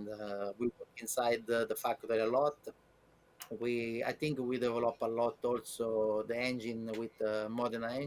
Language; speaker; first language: English; non-native, learner; Italian